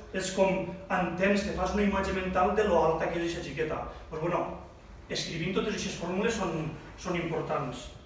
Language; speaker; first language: Catalan; native; Catalan